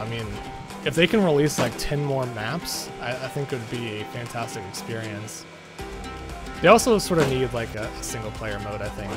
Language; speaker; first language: English; native; English